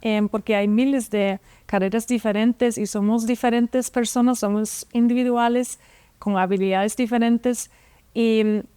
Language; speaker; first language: Spanish; non-native, fluent; German